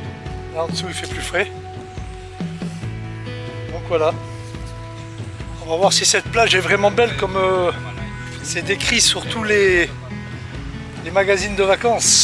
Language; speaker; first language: French; native; French